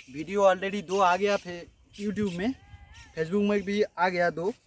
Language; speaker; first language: Hindi; non-native, local second language; Bangla